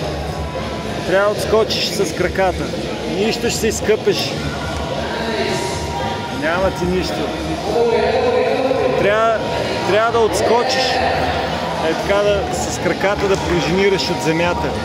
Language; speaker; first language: Bulgarian; native; Bulgarian